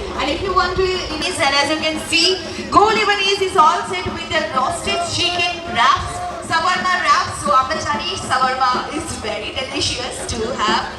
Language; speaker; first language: English; non-native, local second language; Bangla